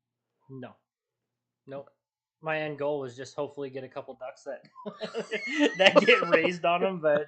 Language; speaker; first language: English; native; English